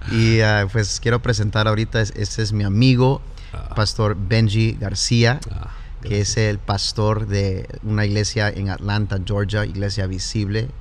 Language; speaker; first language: Spanish; early bilingual, heritage; Spanish